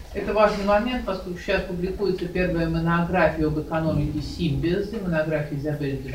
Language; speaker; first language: Russian; native; Russian